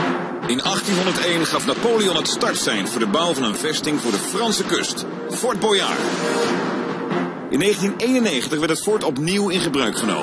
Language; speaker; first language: Dutch; native; Dutch